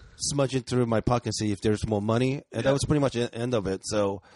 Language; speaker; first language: English; early bilingual, other home language; Japanese